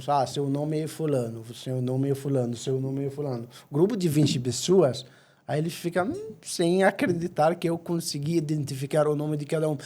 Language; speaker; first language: Portuguese; non-native, fluent; Arabic